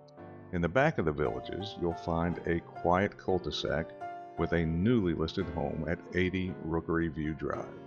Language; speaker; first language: English; native; English